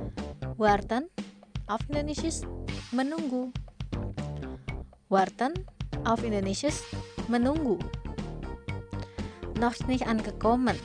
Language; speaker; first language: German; non-native, fluent; Indonesian